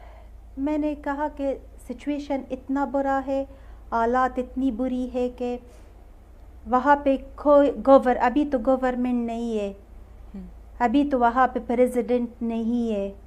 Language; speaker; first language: Hindi; non-native, learner; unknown